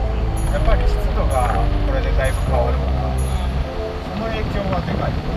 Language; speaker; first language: Japanese; native; Japanese